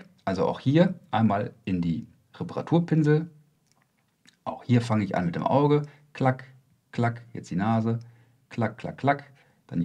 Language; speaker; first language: German; native; German